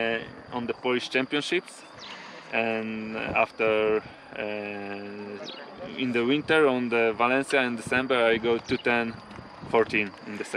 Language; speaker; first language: English; non-native, learner; Polish